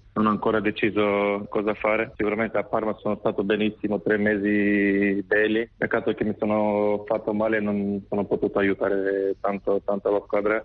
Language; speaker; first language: Italian; non-native, fluent; Macedonian